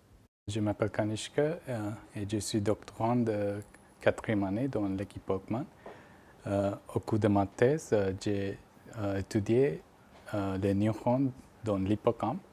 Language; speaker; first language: French; non-native, fluent; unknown